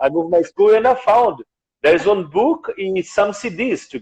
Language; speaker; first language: English; non-native, learner; Portuguese